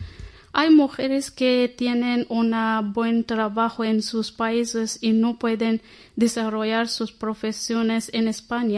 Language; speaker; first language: Spanish; non-native, learner; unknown